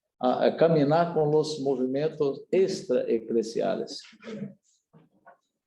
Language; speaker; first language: Spanish; non-native, learner; Portuguese